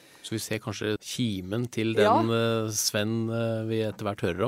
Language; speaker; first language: Norwegian; native; Norwegian